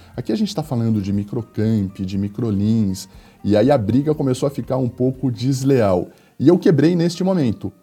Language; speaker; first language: Portuguese; native; Portuguese